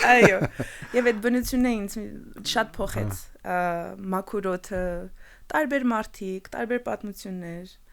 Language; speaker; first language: Armenian; early bilingual, heritage; Armenian